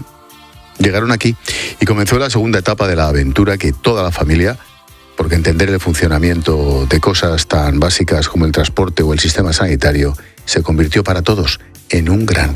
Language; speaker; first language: Spanish; native; Spanish